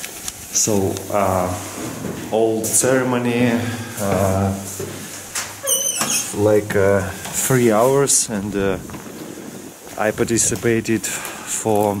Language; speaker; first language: English; non-native, learner; Russian